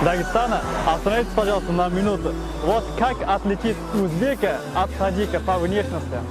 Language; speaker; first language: Russian; non-native, fluent; Uzbek